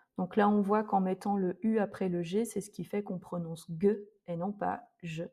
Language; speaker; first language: French; native; French